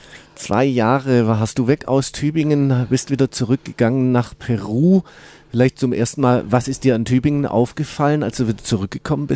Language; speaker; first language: German; native; German